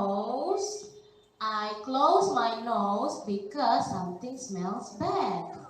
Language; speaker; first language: English; non-native, fluent; Indonesian